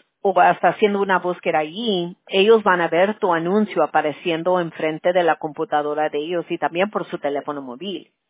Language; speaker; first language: Spanish; early bilingual, heritage; Spanish